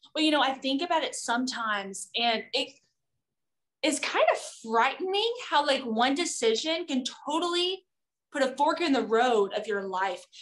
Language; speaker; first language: English; native; English